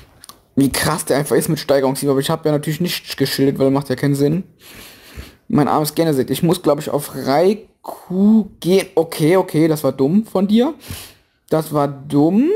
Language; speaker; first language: German; native; German